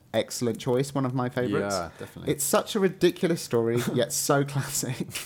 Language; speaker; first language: English; native; English